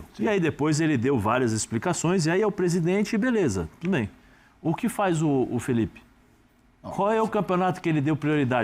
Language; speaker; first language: Portuguese; native; Portuguese